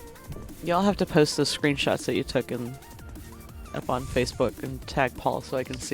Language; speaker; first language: English; native; English